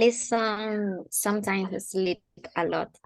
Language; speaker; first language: English; non-native, learner; Spanish